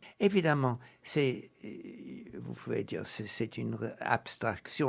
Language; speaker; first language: French; non-native, fluent; English